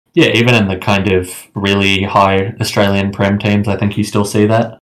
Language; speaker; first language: English; native; English